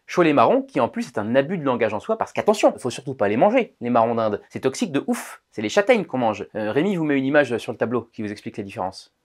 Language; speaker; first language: French; native; French